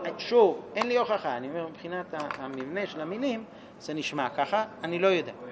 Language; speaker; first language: Hebrew; non-native, fluent; English